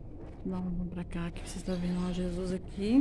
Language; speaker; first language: Portuguese; native; Portuguese